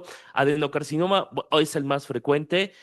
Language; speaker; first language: Spanish; native; Spanish